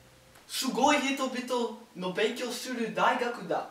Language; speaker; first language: Japanese; non-native, learner; English